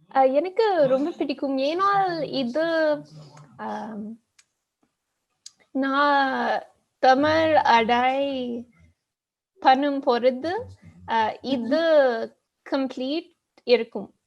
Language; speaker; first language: Tamil; non-native, learner; English